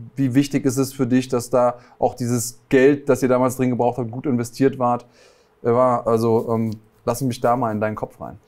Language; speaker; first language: German; native; German